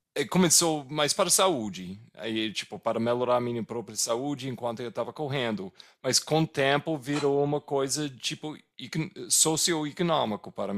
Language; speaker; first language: Portuguese; non-native, fluent; English